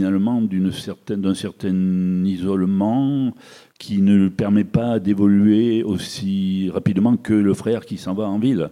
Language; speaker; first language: French; native; French